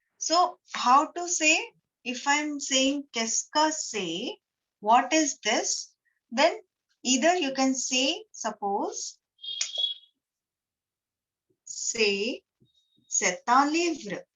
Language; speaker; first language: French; non-native, learner; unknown